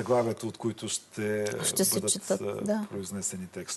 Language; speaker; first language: Bulgarian; native; Bulgarian